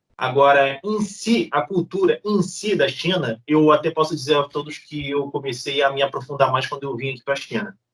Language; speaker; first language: Portuguese; native; Portuguese